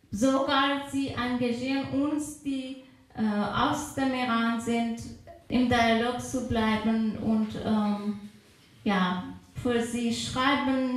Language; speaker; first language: German; non-native, fluent; Persian